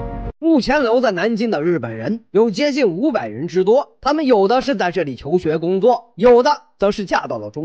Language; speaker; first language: Chinese; native; Chinese